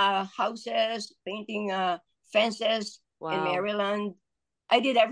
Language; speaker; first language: English; non-native, local second language; Filipino